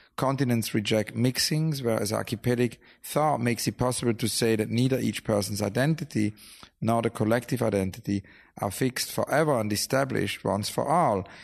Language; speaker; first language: English; non-native, fluent; German